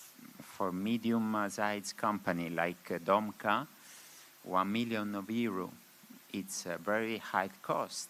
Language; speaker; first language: English; non-native, learner; Spanish